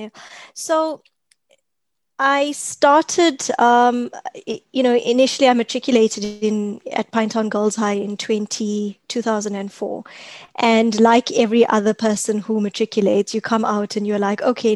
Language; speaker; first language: English; native; English